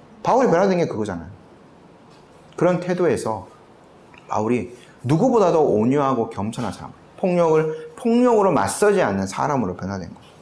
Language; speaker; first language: Korean; native; Korean